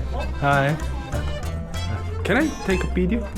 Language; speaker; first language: English; non-native, learner; Korean